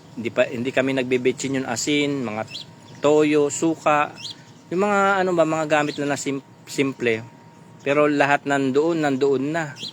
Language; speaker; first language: Filipino; non-native, local second language; Pampanga